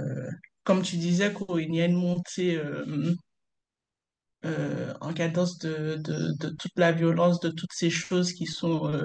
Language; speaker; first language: French; native; French